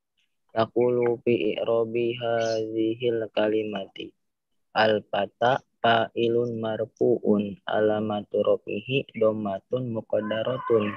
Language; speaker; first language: Arabic; non-native, learner; Indonesian